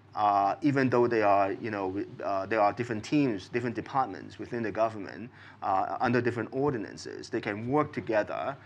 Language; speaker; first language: English; non-native, local second language; Cantonese